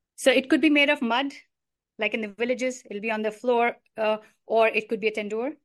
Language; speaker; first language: English; non-native, local second language; Hindi